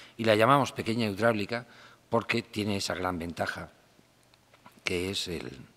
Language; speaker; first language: Spanish; native; Spanish